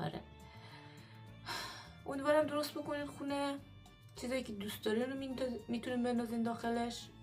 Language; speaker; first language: Persian; early bilingual, heritage; Persian